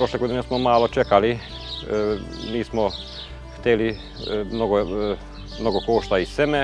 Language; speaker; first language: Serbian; non-native, local second language; Hungarian